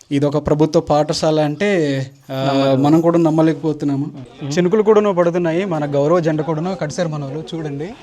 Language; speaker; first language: Telugu; non-native, local second language; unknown